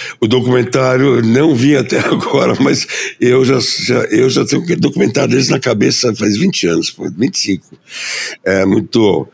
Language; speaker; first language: Portuguese; early bilingual, other home language; German